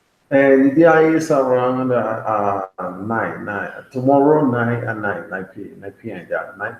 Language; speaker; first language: English; non-native, learner; Spanish